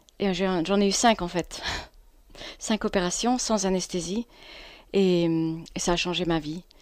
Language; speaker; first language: French; non-native, fluent; English